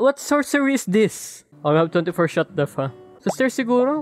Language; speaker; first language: English; non-native, local second language; Filipino